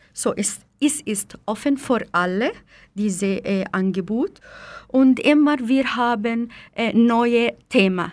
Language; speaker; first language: German; non-native, fluent; Arabic